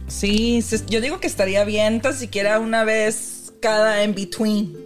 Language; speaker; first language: Spanish; early bilingual, heritage; Spanish